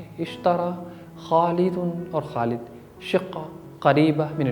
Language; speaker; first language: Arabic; non-native, fluent; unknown